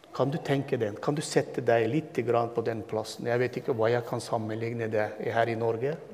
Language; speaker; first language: Norwegian; non-native, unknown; Turkmen